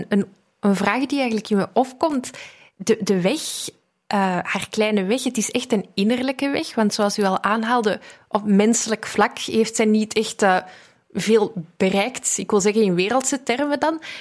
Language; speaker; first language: Dutch; native; Dutch